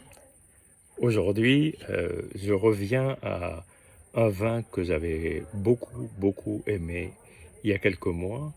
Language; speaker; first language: French; native; French